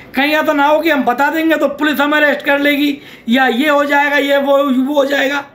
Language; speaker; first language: Hindi; native; Hindi